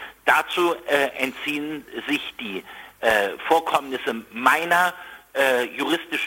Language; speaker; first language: German; native; German